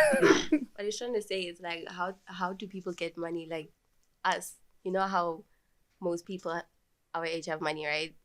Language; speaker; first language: English; non-native, local second language; Swati